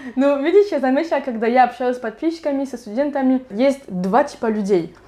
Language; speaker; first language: Russian; non-native, fluent; French